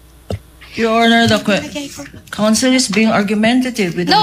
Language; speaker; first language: English; non-native, local second language; Filipino